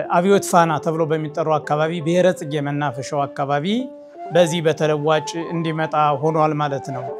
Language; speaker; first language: Amharic; native; Amharic